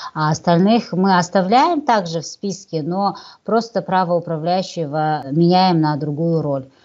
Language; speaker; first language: Russian; non-native, local second language; Kazakh